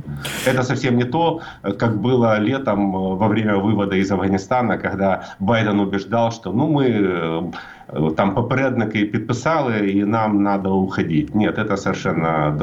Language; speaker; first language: Russian; native; Russian